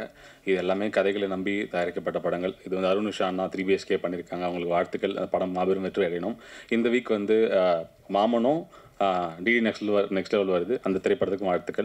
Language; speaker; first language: Tamil; native; Tamil